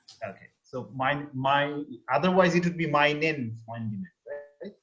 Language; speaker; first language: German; non-native, learner; English